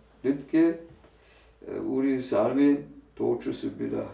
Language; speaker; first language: Korean; non-native, learner; German